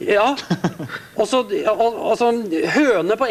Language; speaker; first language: Norwegian; native; Norwegian